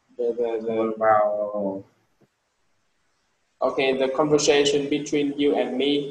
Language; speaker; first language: English; non-native, learner; Vietnamese